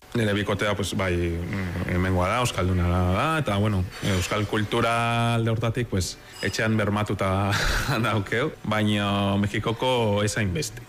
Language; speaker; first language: Basque; non-native, fluent; Spanish